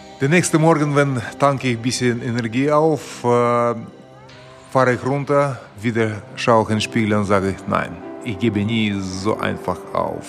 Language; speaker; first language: German; non-native, fluent; Russian